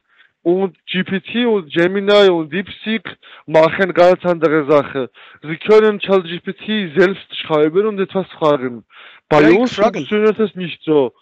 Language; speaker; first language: German; non-native, learner; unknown